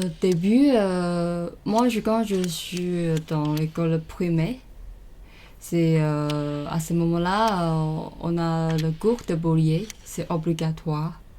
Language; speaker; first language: French; non-native, learner; Chinese